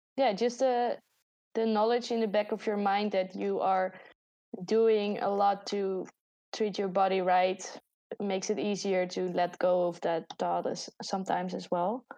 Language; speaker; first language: English; non-native, fluent; Dutch